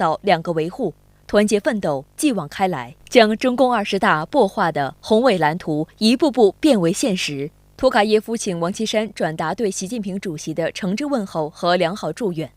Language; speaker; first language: Chinese; native; Chinese